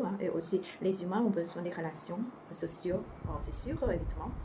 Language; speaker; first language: French; non-native, learner; Chinese